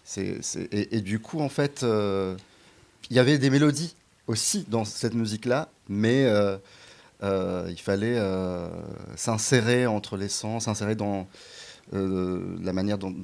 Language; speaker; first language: French; non-native, local second language; Arabic